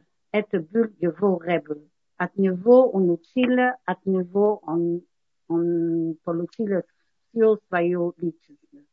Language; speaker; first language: Russian; non-native, learner; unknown